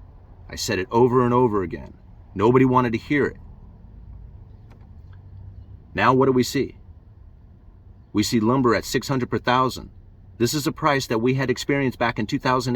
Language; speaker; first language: English; native; English